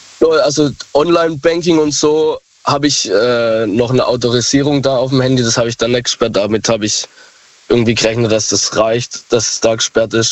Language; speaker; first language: German; native; German